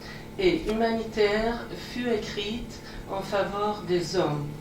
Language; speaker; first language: French; non-native, fluent; Persian